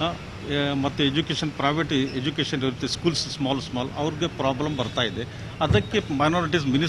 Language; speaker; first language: Kannada; non-native, local second language; Urdu